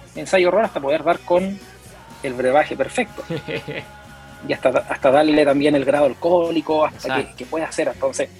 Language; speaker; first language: Spanish; native; Spanish